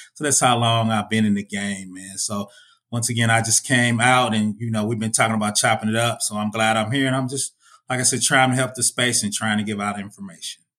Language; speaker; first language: English; native; English